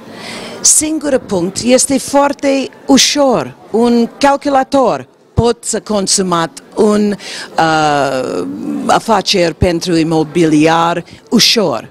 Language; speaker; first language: Romanian; non-native, learner; English